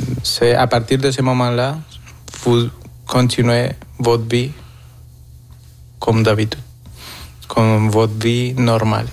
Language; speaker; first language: French; non-native, fluent; Spanish